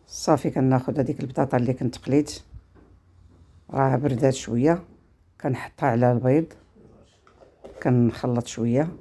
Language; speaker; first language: Arabic; native; Arabic